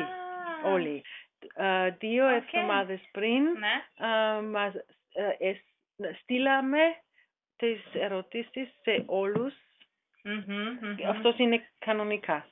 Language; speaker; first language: Greek; non-native, learner; German